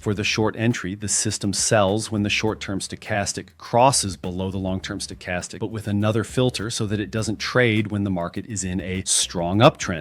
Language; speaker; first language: English; native; English